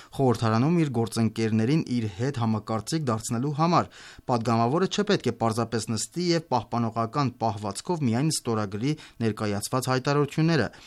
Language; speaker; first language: Armenian; native; Armenian